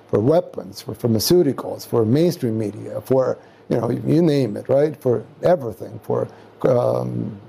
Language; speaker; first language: English; non-native, fluent; Spanish